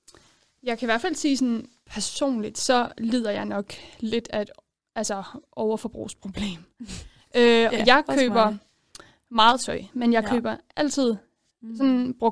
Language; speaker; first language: Danish; native; Danish